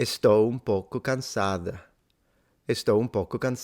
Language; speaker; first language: Portuguese; non-native, learner; Italian